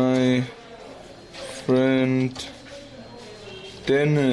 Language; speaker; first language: English; non-native, learner; German